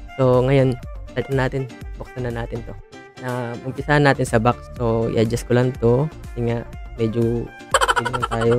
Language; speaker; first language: Filipino; native; Filipino